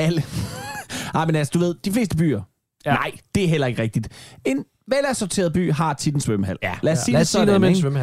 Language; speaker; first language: Danish; native; Danish